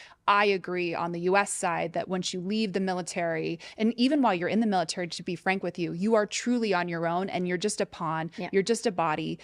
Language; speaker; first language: English; native; English